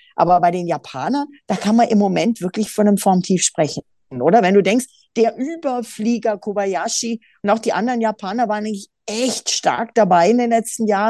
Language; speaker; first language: German; native; German